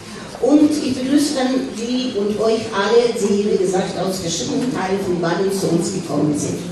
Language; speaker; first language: German; non-native, fluent; Russian